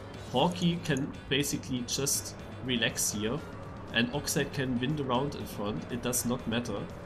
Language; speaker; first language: English; non-native, fluent; German